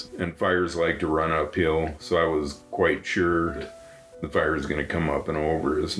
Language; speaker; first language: English; native; English